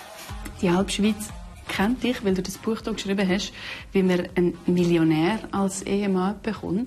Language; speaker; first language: German; native; German